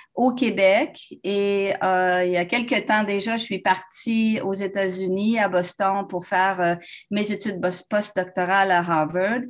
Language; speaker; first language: French; native; French